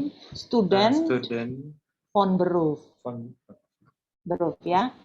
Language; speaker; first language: German; non-native, learner; Indonesian